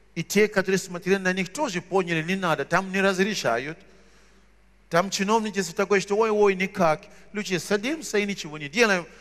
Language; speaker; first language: Russian; non-native, fluent; Shona